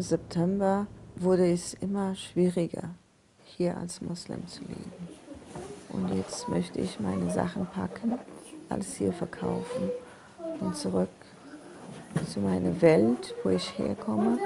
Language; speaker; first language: German; non-native, fluent; Persian